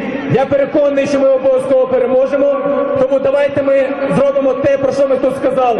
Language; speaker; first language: Ukrainian; native; Ukrainian